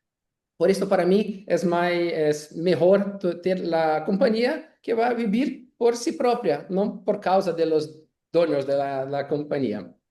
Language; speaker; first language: Spanish; non-native, learner; Portuguese